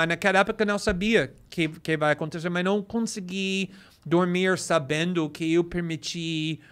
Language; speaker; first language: Portuguese; non-native, fluent; English